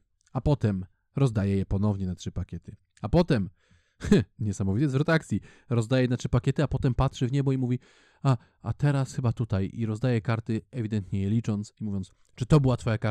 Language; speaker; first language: Polish; native; Polish